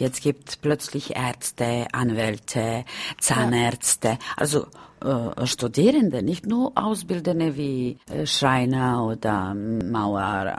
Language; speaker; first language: German; non-native, fluent; Romany